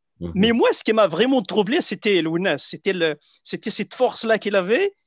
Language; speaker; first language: French; non-native, local second language; Central Atlas Tamazight